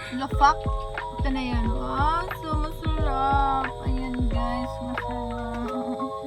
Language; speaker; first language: Filipino; non-native, local second language; Waray